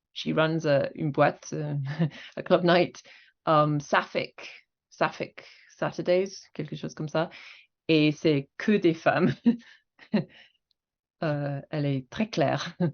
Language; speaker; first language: French; non-native, fluent; English